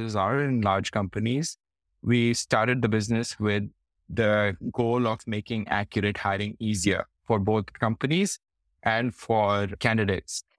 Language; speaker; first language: English; non-native, local second language; Hindi